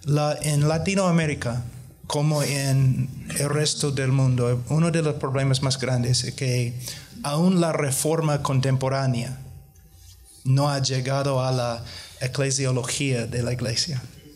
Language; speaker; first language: Spanish; non-native, fluent; English